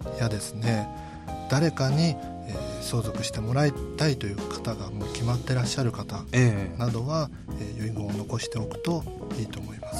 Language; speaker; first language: Japanese; native; Japanese